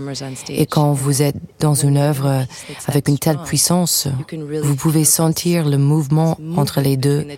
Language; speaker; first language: French; non-native, fluent; English